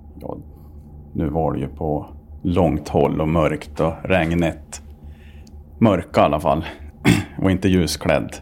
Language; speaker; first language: Swedish; native; Swedish